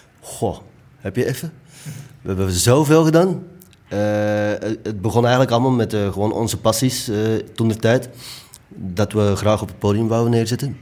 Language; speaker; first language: Dutch; native; Dutch